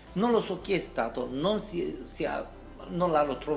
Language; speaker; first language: Italian; non-native, fluent; Romanian